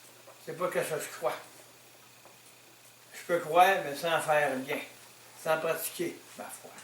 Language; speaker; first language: French; native; French